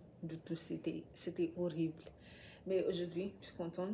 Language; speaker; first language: French; non-native, learner; English